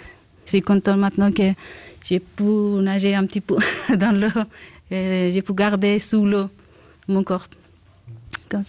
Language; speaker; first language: French; non-native, learner; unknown